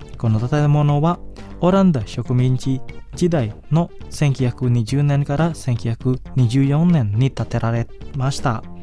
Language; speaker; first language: Japanese; non-native, fluent; Indonesian